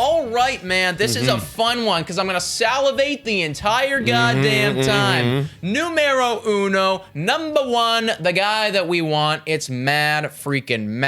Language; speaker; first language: English; native; English